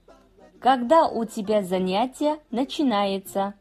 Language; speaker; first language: Russian; non-native, fluent; Kazakh